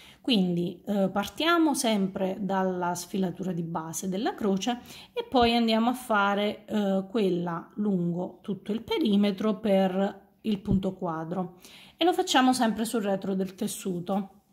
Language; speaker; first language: Italian; native; Italian